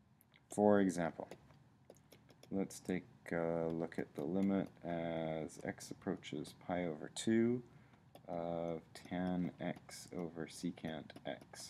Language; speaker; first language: English; native; English